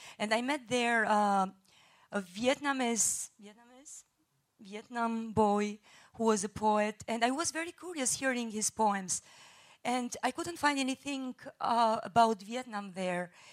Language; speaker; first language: English; non-native, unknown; Albanian